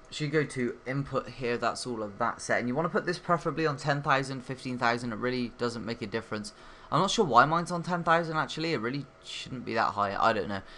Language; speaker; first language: English; native; English